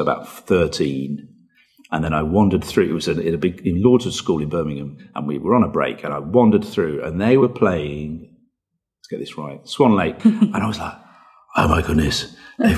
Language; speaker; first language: English; native; English